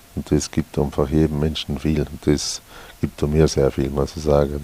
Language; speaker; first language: German; native; German